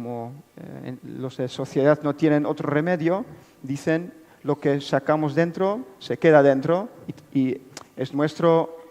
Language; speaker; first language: Spanish; non-native, fluent; Dutch